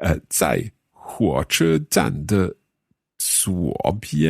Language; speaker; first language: Chinese; non-native, learner; English